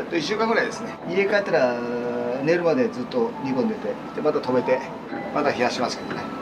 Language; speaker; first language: Japanese; native; Japanese